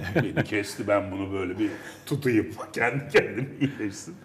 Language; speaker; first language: Turkish; native; Turkish